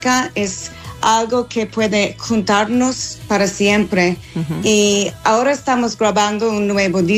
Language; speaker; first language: Spanish; non-native, fluent; English